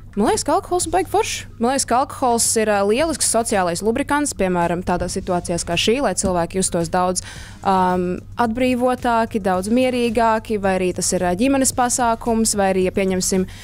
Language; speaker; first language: Latvian; native; Latvian